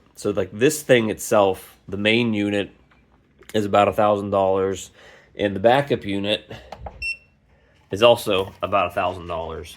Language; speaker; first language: English; native; English